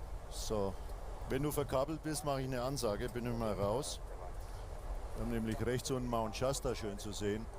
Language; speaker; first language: German; native; German